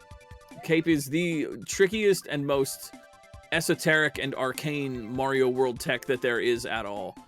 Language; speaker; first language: English; native; English